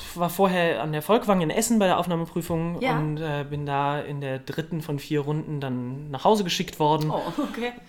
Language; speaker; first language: German; native; German